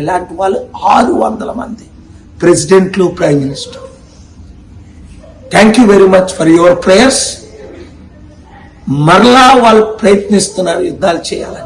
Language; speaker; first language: Telugu; native; Telugu